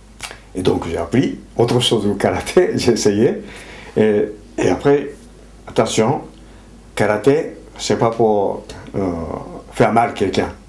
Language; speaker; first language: French; non-native, fluent; Japanese